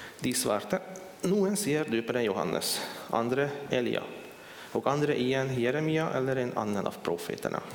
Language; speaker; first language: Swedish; non-native, fluent; Hungarian